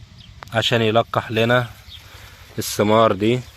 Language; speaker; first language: Arabic; native; Arabic